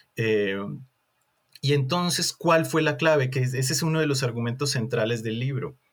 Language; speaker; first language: Spanish; native; Spanish